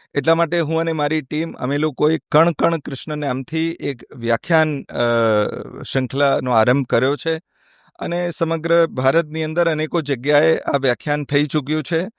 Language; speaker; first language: Gujarati; non-native, fluent; Malayalam